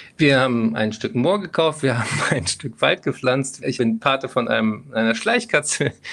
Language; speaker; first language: German; native; German